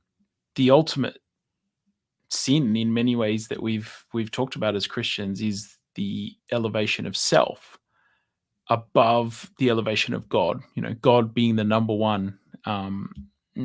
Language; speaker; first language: English; native; English